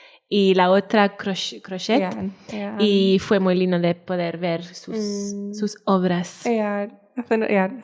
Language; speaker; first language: Spanish; non-native, fluent; Welsh